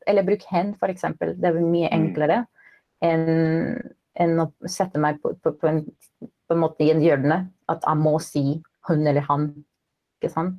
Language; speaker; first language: Norwegian; non-native, fluent; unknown